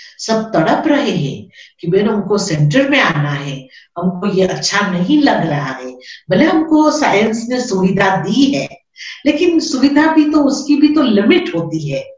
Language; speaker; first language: Hindi; non-native, local second language; Gujarati